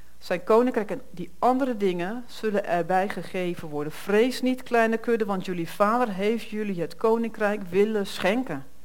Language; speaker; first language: Dutch; native; Dutch